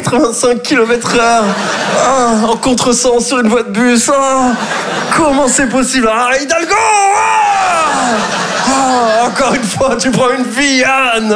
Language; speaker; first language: French; native; French